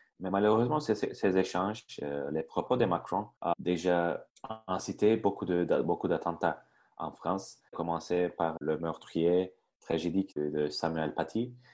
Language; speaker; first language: French; non-native, fluent; Turkish